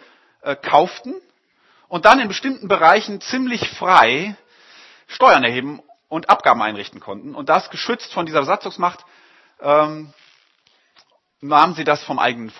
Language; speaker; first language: German; native; German